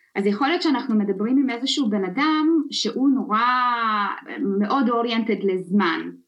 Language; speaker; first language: Hebrew; early bilingual, other home language; Russian